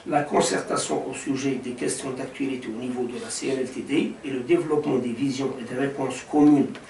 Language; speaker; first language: French; non-native, local second language; Arabic